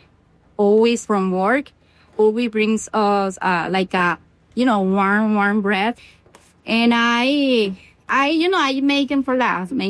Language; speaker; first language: English; non-native, learner; Spanish